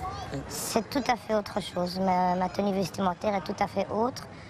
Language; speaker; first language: French; early bilingual, other home language; Arabic